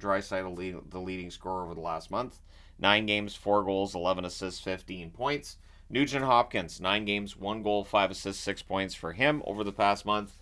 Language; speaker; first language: English; native; English